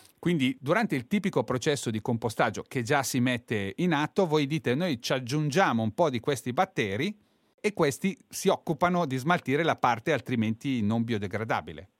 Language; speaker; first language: Italian; native; Italian